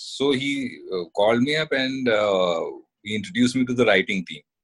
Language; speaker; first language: English; non-native, local second language; Hindi